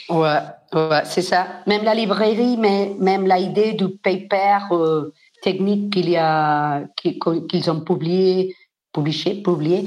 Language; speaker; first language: French; non-native, fluent; Spanish